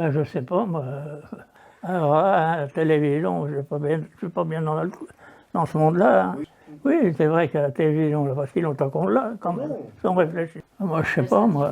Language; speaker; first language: French; native; French